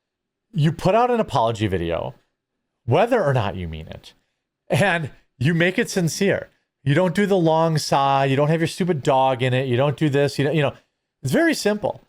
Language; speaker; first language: English; native; English